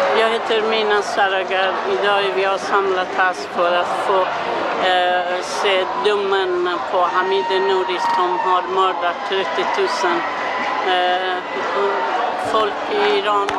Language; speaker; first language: Swedish; non-native, learner; Persian